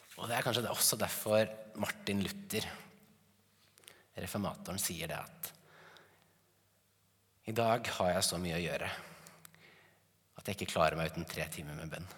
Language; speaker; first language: Norwegian; native; Norwegian